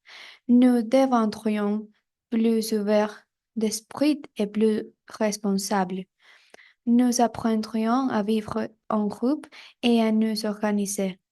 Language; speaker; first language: French; non-native, fluent; Spanish